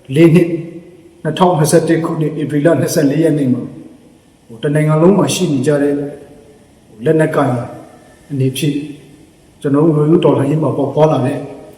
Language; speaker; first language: Burmese; non-native, local second language; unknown